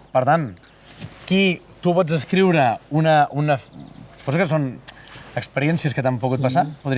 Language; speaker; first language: Catalan; native; Catalan